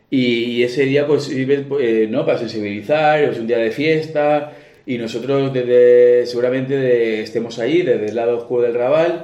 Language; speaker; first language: Spanish; native; Spanish